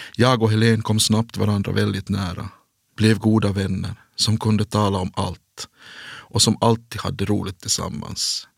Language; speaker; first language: Swedish; native; Swedish